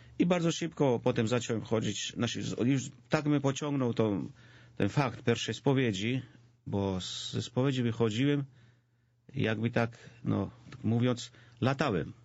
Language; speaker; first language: Polish; non-native, fluent; Georgian